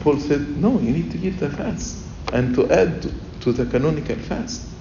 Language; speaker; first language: English; non-native, fluent; Arabic